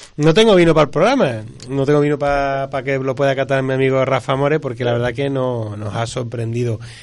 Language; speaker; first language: Spanish; native; Spanish